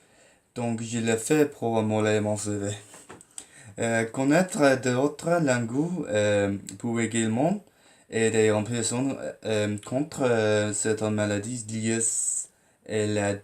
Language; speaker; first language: French; non-native, learner; English